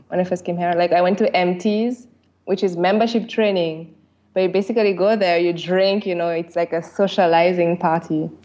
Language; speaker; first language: English; early bilingual, other home language; French